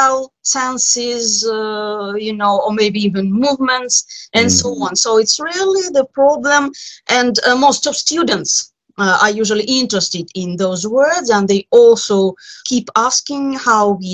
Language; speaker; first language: English; non-native, fluent; Russian